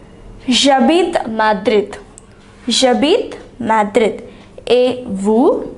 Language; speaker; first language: French; non-native, fluent; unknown